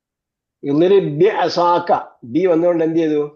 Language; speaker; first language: Malayalam; native; Malayalam